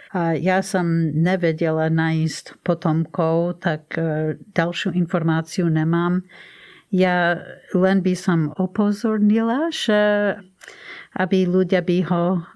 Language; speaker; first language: Slovak; non-native, fluent; English